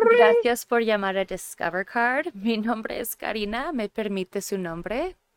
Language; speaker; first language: Spanish; non-native, fluent; English